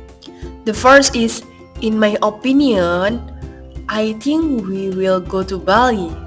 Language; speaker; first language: English; non-native, learner; Indonesian